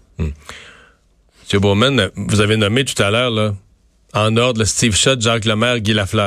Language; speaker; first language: French; native; French